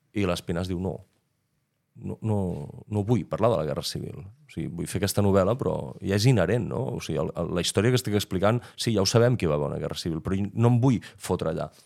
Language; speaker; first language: Catalan; native; Catalan